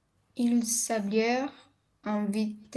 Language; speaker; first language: French; non-native, learner; Romanian